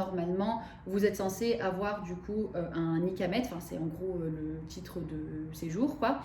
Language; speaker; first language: French; early bilingual, other home language; Arabic